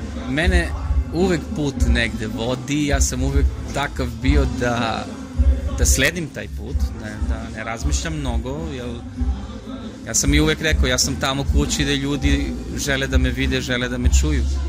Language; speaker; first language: Croatian; non-native, fluent; Macedonian